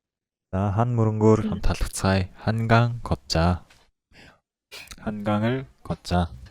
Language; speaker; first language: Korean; non-native, fluent; Mongolian